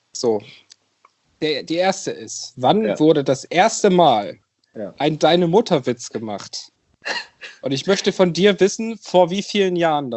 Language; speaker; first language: German; native; German